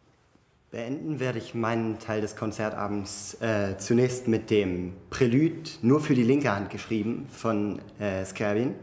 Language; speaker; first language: German; native; German